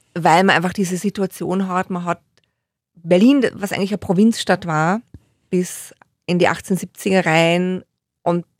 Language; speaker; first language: German; native; German